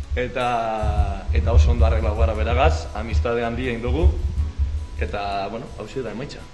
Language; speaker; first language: Basque; native; Basque